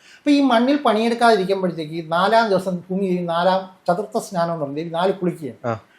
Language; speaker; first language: Malayalam; native; Malayalam